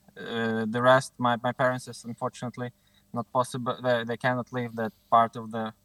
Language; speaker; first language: English; non-native, fluent; Ukrainian